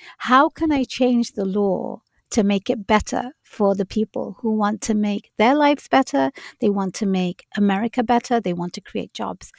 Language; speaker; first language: English; native; English